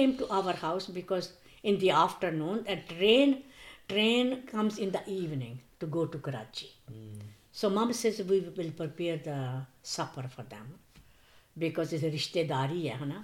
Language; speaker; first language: English; non-native, local second language; Punjabi